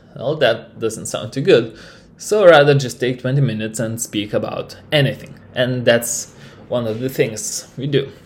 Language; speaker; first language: English; non-native, fluent; Lithuanian